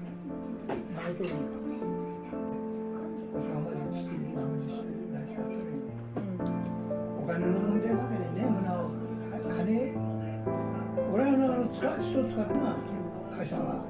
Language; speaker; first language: Japanese; native; Japanese